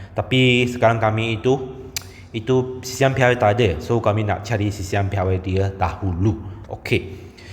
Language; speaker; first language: Malay; non-native, local second language; Chinese